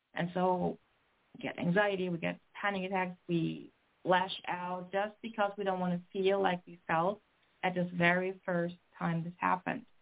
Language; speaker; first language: English; non-native, fluent; German